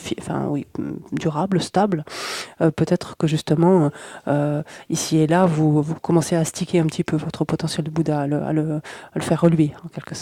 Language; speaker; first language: French; native; French